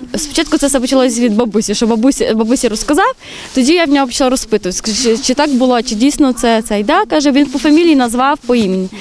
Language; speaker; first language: Ukrainian; native; Ukrainian